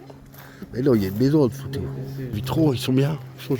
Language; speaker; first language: French; native; French